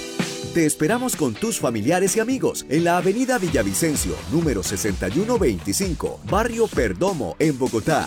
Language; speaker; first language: Spanish; native; Spanish